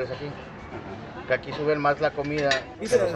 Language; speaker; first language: Spanish; native; Spanish